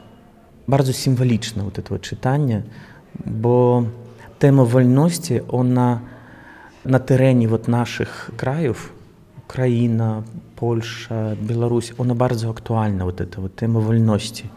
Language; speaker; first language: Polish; non-native, learner; Belarusian